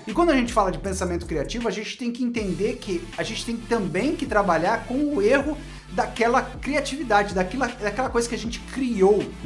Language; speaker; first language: Portuguese; native; Portuguese